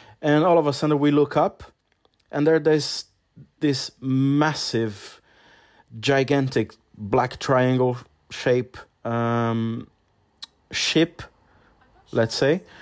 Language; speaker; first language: English; non-native, fluent; Portuguese